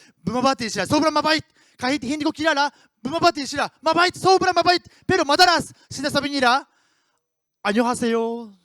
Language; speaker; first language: Filipino; non-native, learner; Japanese